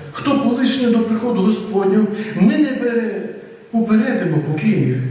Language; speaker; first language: Ukrainian; native; Ukrainian